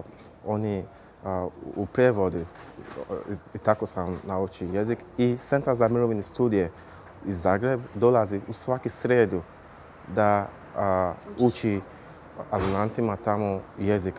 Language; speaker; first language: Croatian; non-native, learner; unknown